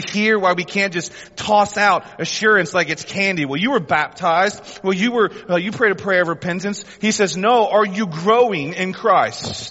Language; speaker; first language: English; native; English